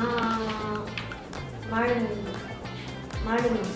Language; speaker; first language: Korean; non-native, learner; Japanese